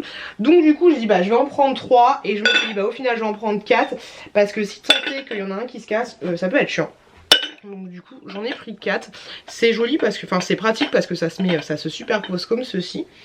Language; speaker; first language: French; native; French